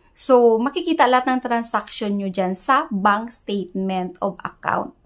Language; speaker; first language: Filipino; non-native, local second language; Hiligaynon